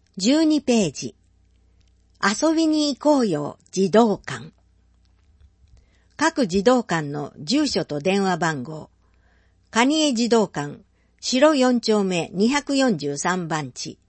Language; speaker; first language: Japanese; native; Japanese